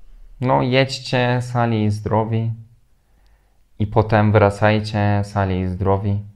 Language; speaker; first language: Polish; non-native, fluent; Turkish